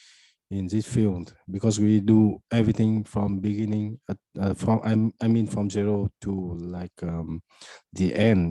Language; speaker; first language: English; non-native, fluent; Vietnamese